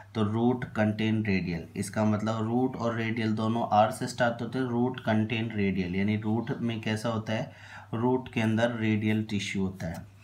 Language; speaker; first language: Hindi; native; Hindi